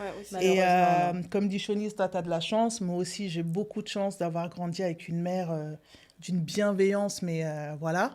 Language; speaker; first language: French; native; French